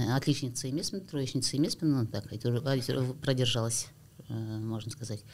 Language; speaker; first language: Russian; non-native, local second language; Kazakh